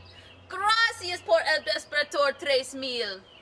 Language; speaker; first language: Spanish; non-native, learner; English